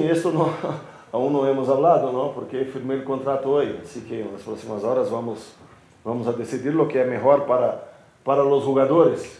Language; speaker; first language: Spanish; non-native, fluent; Portuguese